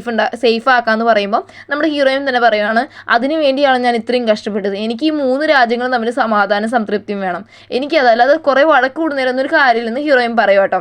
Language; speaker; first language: Malayalam; native; Malayalam